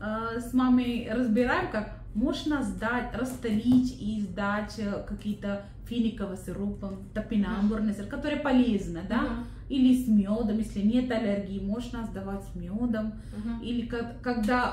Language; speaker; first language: Russian; non-native, learner; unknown